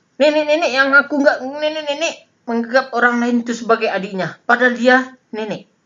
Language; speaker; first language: Indonesian; non-native, local second language; Minangkabau